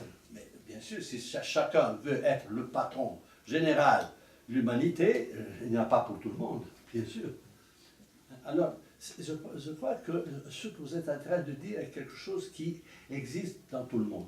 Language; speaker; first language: French; non-native, fluent; Italian